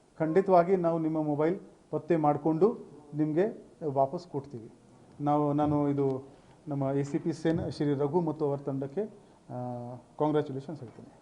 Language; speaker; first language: Kannada; non-native, fluent; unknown